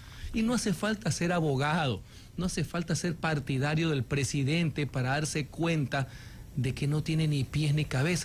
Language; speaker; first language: Spanish; native; Spanish